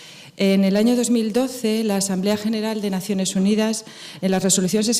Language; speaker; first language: Spanish; native; Spanish